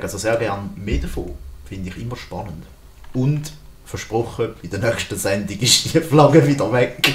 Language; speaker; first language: German; native; German